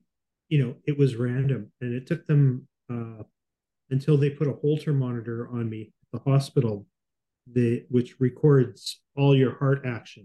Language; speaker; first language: English; native; English